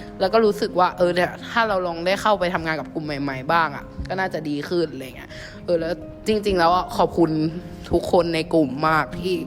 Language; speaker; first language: Thai; native; Thai